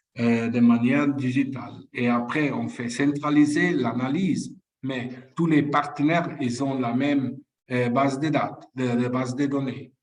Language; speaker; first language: French; non-native, fluent; Spanish